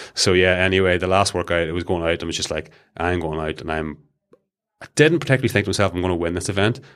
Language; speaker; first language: English; native; English